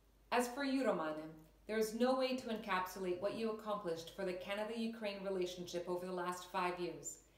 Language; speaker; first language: English; early bilingual, other home language; Ukrainian